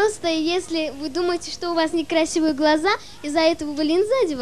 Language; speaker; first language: Russian; non-native, local second language; Azerbaijani